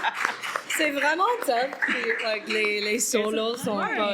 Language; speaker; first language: French; non-native, local second language; English